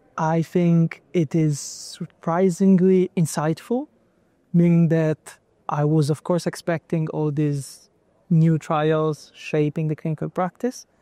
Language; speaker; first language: English; non-native, fluent; Italian